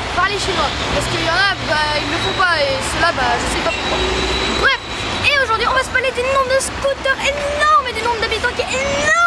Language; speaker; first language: French; native; French